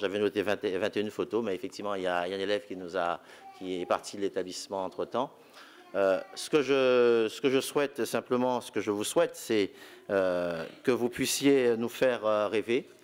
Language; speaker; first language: French; native; French